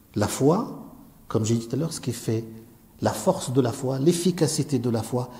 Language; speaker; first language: French; non-native, local second language; Arabic